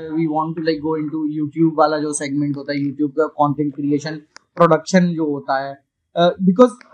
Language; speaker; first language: Hindi; native; Hindi